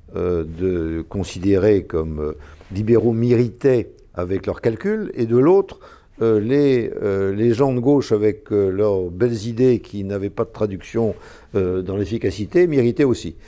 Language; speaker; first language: French; native; French